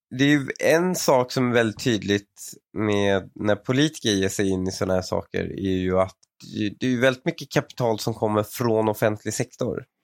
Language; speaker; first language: Swedish; early bilingual, other home language; Persian